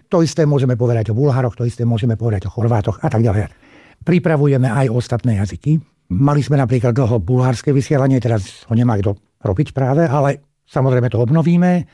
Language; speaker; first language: Slovak; non-native, local second language; Hungarian